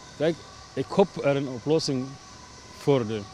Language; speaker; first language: Dutch; non-native, learner; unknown